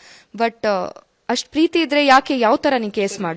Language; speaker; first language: Kannada; non-native, local second language; Kodava